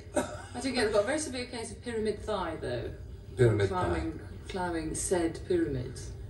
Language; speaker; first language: English; native; English